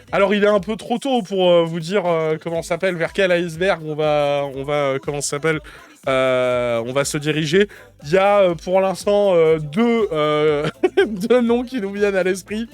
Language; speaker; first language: French; native; French